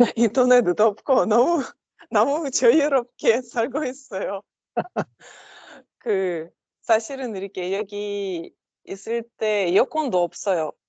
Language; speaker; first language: Korean; non-native, learner; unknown